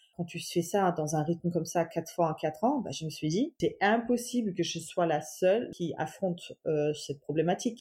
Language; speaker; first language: French; non-native, fluent; German